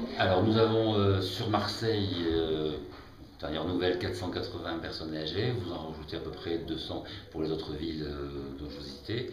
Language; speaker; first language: French; native; French